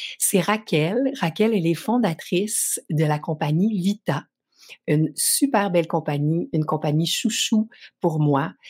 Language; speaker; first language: French; native; French